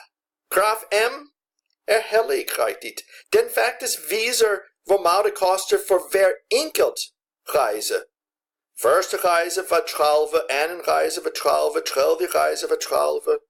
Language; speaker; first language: Danish; non-native, fluent; English